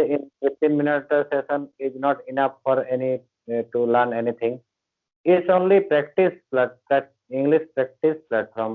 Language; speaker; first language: English; non-native, learner; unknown